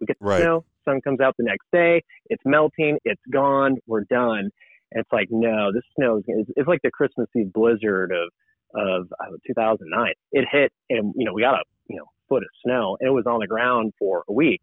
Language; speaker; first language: English; native; English